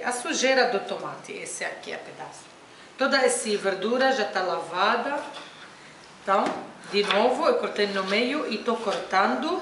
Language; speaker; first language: Portuguese; non-native, fluent; Arabic